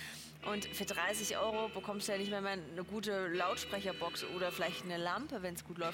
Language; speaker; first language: German; native; German